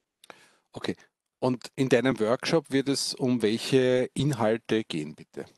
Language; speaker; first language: German; native; German